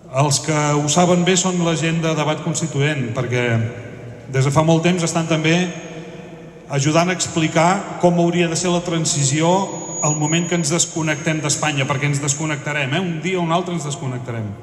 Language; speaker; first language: Catalan; native; Catalan